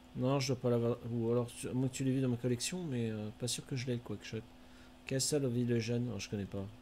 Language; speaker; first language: French; native; French